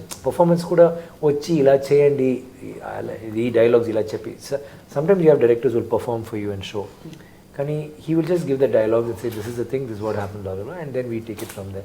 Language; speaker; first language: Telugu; non-native, learner; Tamil